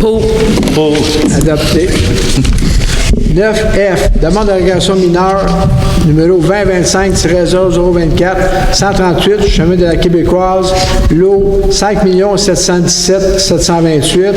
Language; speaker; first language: French; native; French